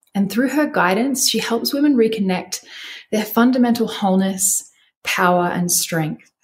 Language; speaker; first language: English; native; English